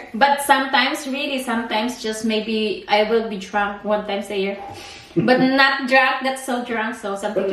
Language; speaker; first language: English; non-native, learner; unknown